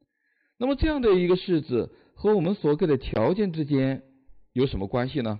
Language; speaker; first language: Chinese; native; Chinese